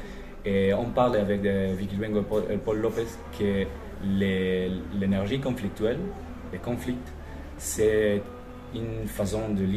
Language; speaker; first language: French; non-native, fluent; Spanish